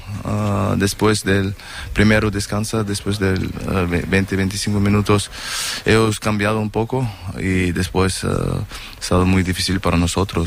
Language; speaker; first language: Spanish; non-native, learner; German